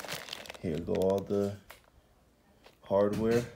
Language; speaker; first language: English; native; English